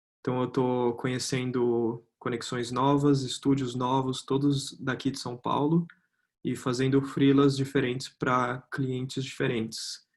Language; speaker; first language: Portuguese; native; Portuguese